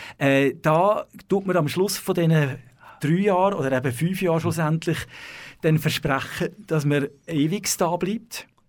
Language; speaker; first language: German; native; German